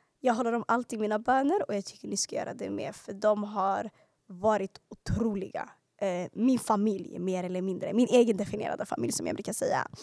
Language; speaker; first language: Swedish; early bilingual, other home language; Arabic